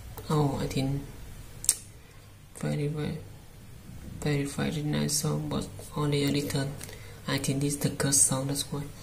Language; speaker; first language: English; non-native, learner; Vietnamese